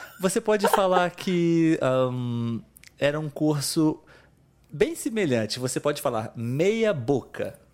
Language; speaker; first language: Portuguese; native; Portuguese